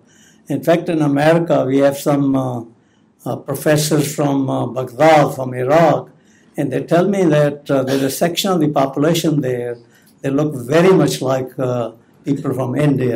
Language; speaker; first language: English; non-native, local second language; Punjabi